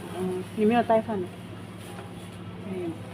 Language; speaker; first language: Chinese; non-native, learner; Filipino